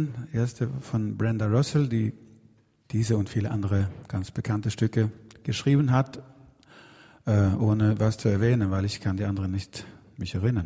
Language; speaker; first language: German; non-native, fluent; Swedish